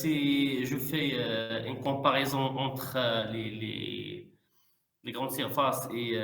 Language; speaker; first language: French; non-native, learner; Arabic